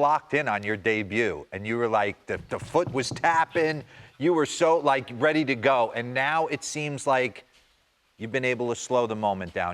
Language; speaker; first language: English; native; English